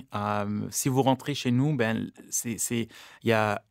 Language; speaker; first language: French; non-native, local second language; Arabic